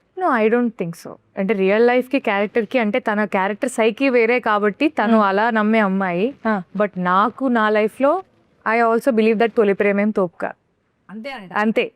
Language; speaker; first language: Telugu; native; Telugu